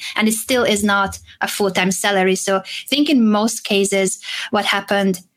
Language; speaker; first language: English; non-native, fluent; Hungarian